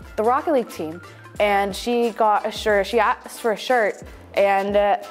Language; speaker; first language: English; native; English